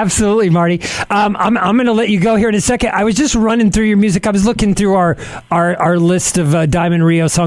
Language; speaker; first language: English; native; English